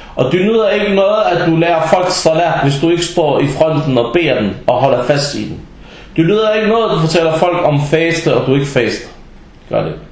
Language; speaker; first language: Danish; early bilingual, other home language; Arabic